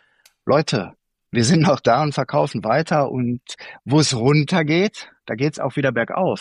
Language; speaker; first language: German; native; German